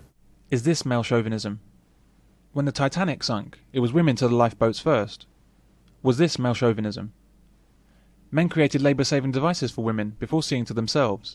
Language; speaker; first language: English; native; English